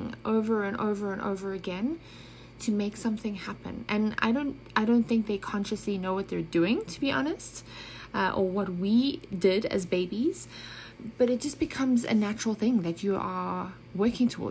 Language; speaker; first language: English; native; English